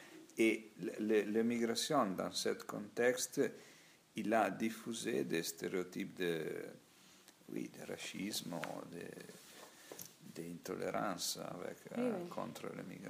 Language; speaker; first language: French; non-native, learner; Italian